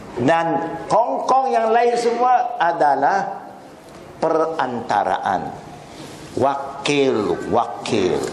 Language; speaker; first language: Malay; non-native, local second language; Chinese